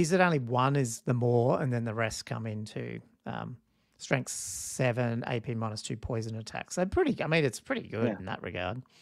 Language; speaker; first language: English; native; English